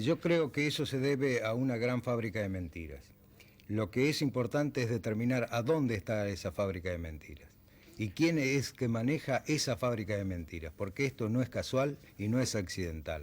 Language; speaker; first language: Spanish; native; Spanish